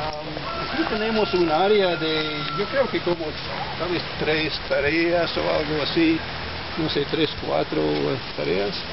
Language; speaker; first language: Spanish; non-native, fluent; English